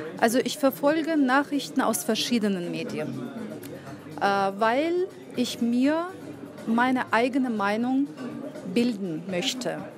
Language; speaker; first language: German; non-native, fluent; Russian